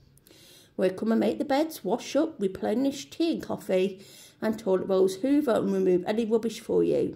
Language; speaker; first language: English; native; English